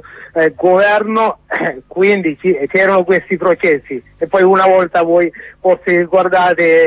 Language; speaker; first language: Italian; non-native, learner; Sinhala